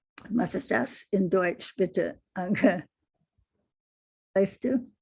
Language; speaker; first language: German; non-native, learner; English